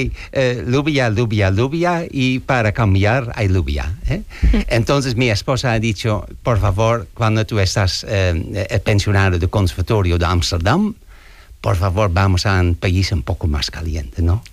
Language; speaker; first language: Spanish; non-native, learner; Dutch